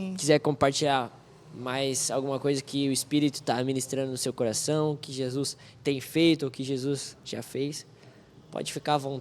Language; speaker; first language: Portuguese; native; Portuguese